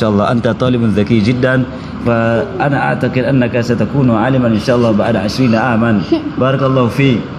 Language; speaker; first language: Arabic; non-native, fluent; Indonesian